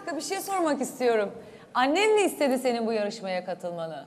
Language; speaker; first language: Turkish; native; Turkish